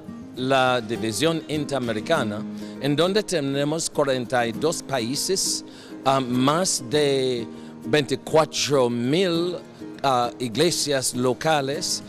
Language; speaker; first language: Spanish; non-native, fluent; English